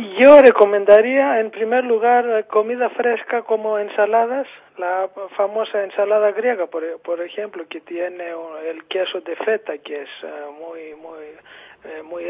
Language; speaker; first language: Spanish; non-native, fluent; Greek